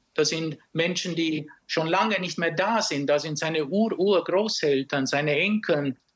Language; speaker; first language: German; early bilingual, other home language; Romanian